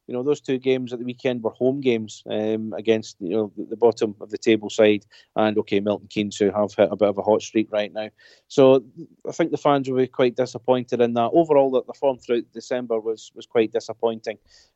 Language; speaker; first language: English; native; English